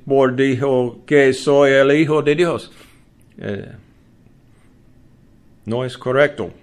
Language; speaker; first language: Spanish; non-native, learner; English